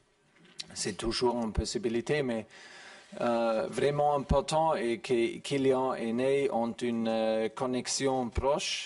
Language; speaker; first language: French; non-native, learner; German